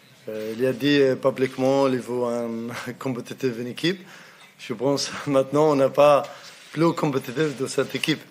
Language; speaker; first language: French; non-native, fluent; Arabic